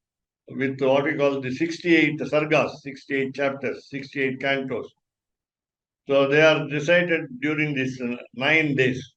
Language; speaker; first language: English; non-native, local second language; Tamil